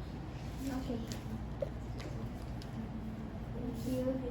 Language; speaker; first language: English; non-native, learner; Indonesian